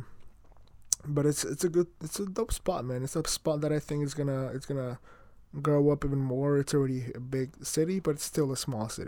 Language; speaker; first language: English; early bilingual, other home language; Spanish